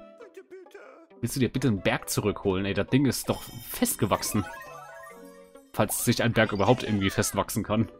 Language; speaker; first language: German; native; German